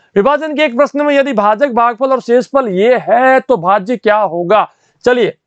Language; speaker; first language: Hindi; native; Hindi